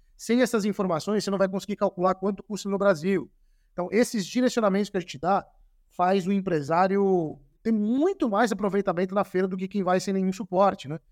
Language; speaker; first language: Portuguese; native; Portuguese